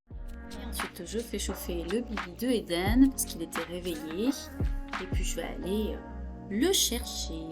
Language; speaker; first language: French; native; French